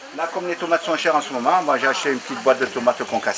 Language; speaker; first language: French; native; French